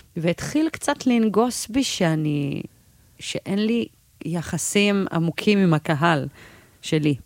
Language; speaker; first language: Hebrew; early bilingual, heritage; Hebrew